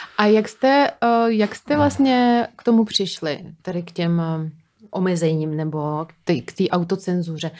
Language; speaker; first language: Czech; non-native, fluent; Slovak